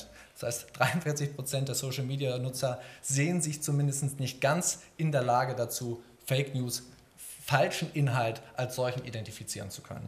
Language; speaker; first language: German; native; German